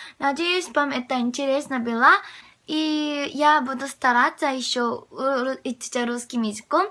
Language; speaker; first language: Russian; non-native, fluent; Korean